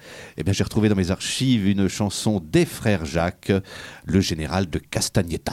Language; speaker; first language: French; native; French